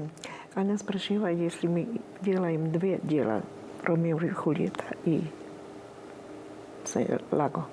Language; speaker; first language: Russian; non-native, learner; Spanish